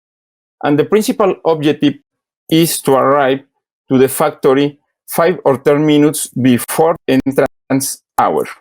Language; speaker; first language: English; non-native, learner; Spanish